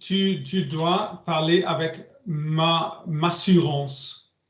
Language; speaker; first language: French; non-native, learner; English